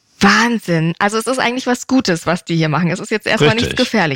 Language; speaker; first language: German; native; German